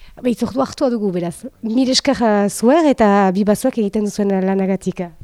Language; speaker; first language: Basque; native; Basque